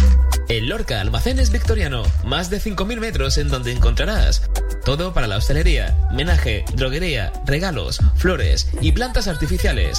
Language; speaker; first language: Spanish; native; Spanish